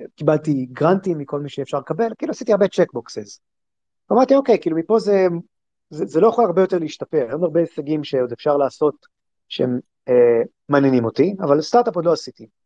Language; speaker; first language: Hebrew; native; Hebrew